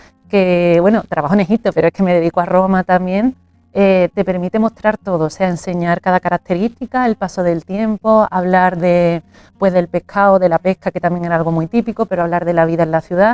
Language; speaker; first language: Spanish; native; Spanish